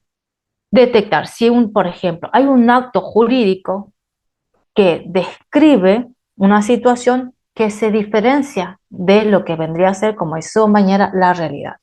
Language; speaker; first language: Spanish; native; Spanish